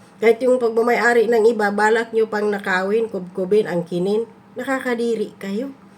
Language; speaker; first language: Filipino; non-native, local second language; Cebuano